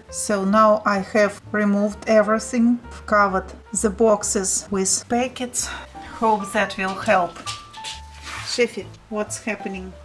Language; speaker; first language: English; non-native, fluent; Russian